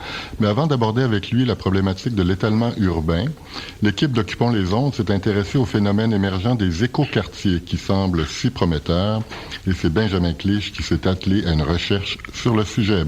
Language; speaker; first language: French; native; French